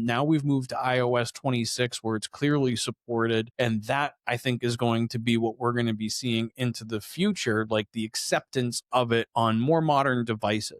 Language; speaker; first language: English; native; English